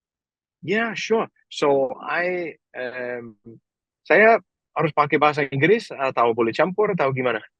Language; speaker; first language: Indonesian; non-native, fluent; Danish